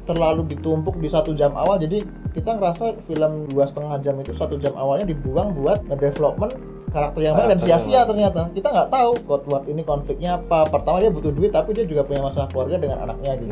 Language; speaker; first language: Indonesian; native; Indonesian